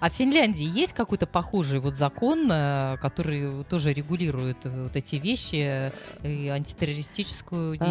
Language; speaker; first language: Russian; native; Russian